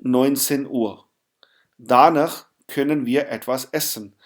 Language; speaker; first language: German; non-native, fluent; Urdu